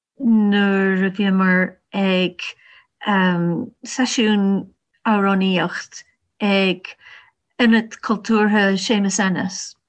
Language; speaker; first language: Irish; non-native, learner; English